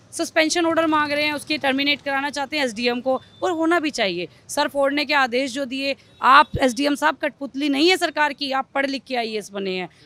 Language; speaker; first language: Hindi; native; Hindi